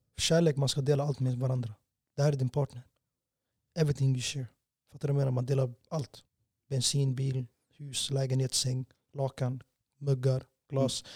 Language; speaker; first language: Swedish; early bilingual, other home language; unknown